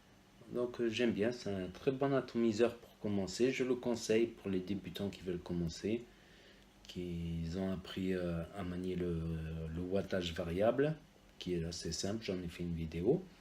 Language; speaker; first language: French; native; French